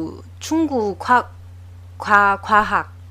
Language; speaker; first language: Korean; non-native, learner; Chinese